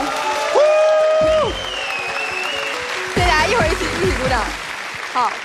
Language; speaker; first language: Chinese; native; Chinese